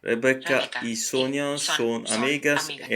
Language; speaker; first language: Spanish; non-native, learner; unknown